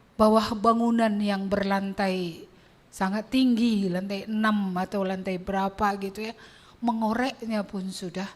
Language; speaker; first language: Indonesian; non-native, local second language; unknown